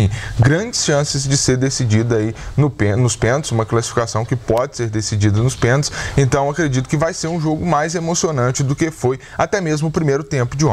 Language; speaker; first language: Portuguese; native; Portuguese